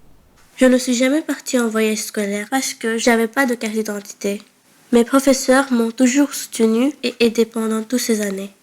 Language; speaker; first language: French; early bilingual, other home language; Bangla